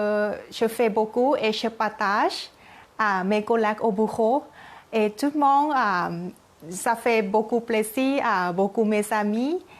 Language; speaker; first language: French; non-native, learner; Thai